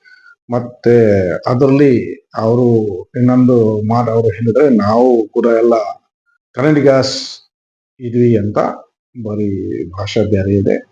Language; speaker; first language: Kannada; non-native, learner; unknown